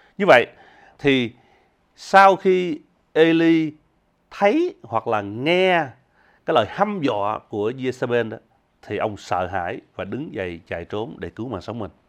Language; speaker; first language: Vietnamese; early bilingual, heritage; Vietnamese